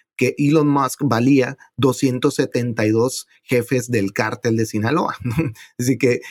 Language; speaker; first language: Spanish; native; Spanish